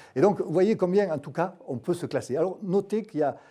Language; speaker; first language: French; native; French